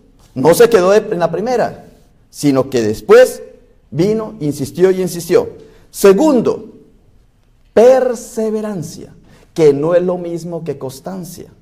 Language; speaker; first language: Spanish; native; Spanish